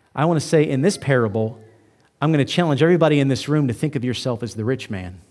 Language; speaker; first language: English; native; English